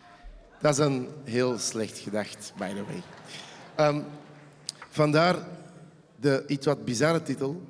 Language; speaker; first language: Dutch; native; Dutch